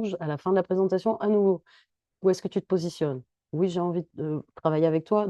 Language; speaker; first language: French; native; French